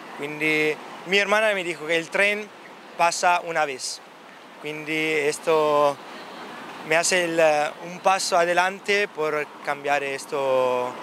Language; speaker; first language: Spanish; non-native, learner; Italian